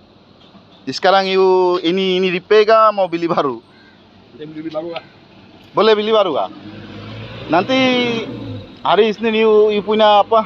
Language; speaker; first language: Indonesian; non-native, learner; Bangla